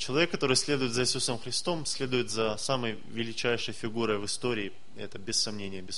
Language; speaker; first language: Russian; native; Russian